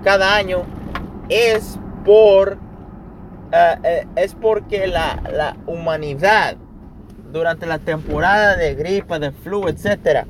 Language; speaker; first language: Spanish; early bilingual, heritage; Spanish